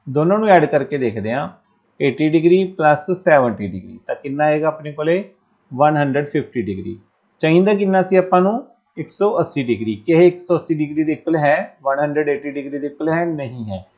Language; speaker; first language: Hindi; non-native, local second language; Punjabi